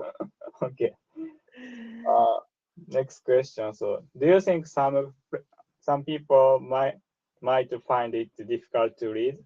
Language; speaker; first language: English; non-native, learner; Japanese